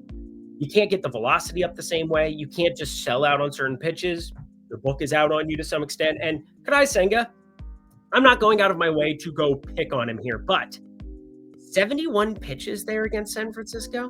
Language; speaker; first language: English; native; English